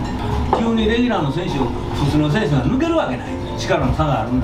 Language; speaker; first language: Japanese; native; Japanese